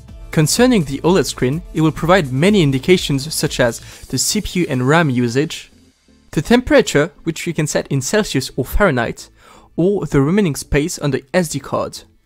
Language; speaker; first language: English; non-native, fluent; French